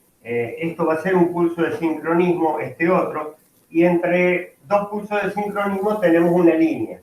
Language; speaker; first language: Spanish; native; Spanish